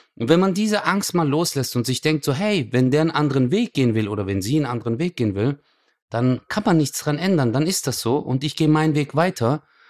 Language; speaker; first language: German; early bilingual, other home language; Turkish